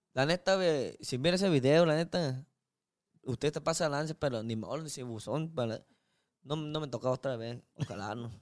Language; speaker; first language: Spanish; non-native, learner; Chinese